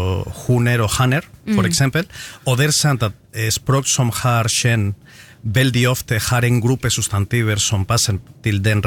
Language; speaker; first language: Norwegian; non-native, fluent; Spanish